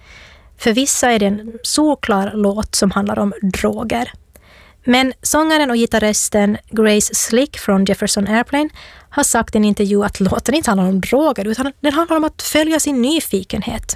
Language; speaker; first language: Swedish; native; Swedish